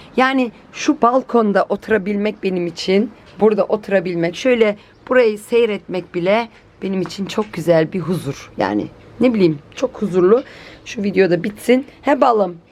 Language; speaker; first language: Turkish; native; Turkish